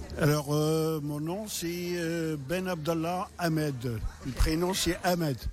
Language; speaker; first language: French; non-native, local second language; Arabic